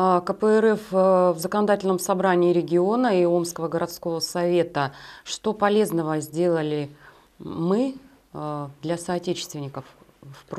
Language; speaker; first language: Russian; native; Russian